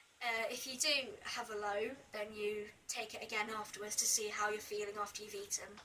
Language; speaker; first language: English; native; English